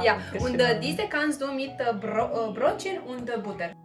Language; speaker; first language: German; non-native, learner; Romanian